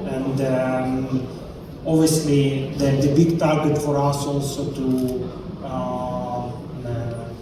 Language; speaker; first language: English; non-native, learner; Ukrainian